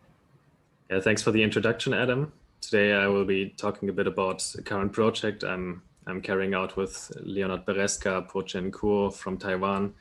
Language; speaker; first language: English; non-native, fluent; German